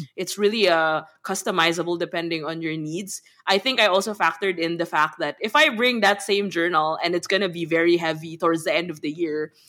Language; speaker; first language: English; non-native, local second language; Filipino